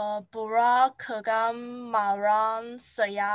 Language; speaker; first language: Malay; non-native, local second language; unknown